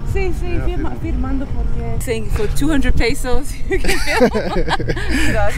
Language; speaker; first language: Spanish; non-native, learner; English